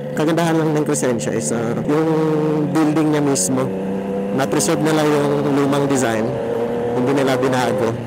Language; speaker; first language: Filipino; non-native, local second language; Cebuano